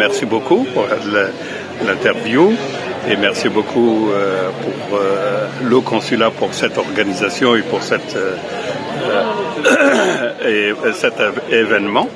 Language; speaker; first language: French; native; French